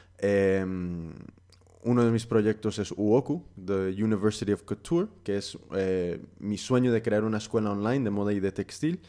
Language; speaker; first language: Spanish; early bilingual, heritage; Spanish